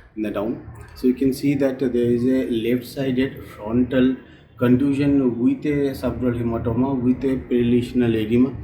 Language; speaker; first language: English; non-native, local second language; Bangla